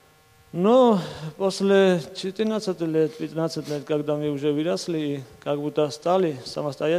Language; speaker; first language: Russian; non-native, learner; Georgian